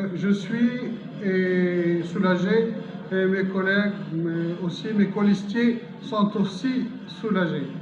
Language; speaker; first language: French; non-native, local second language; Arabic